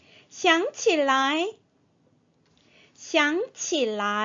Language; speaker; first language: Chinese; non-native, fluent; Korean